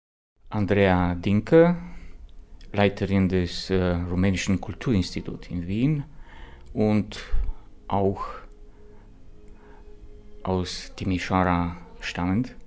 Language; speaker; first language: German; non-native, fluent; Romanian